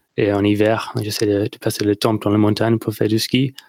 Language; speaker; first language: French; non-native, learner; English